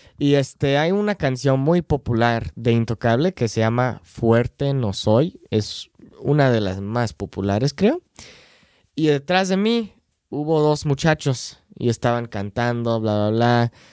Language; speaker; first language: Spanish; non-native, fluent; English